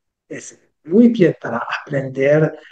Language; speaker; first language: Spanish; non-native, learner; French